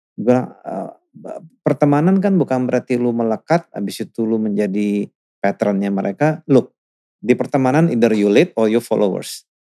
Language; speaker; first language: Indonesian; native; Indonesian